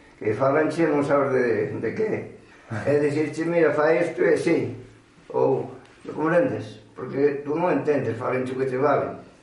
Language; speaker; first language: Galician; native; Galician